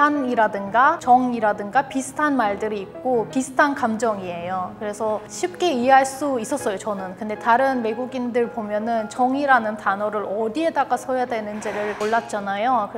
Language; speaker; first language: Korean; non-native, fluent; Turkish